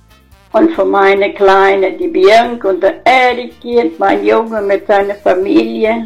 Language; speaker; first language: German; early bilingual, heritage; German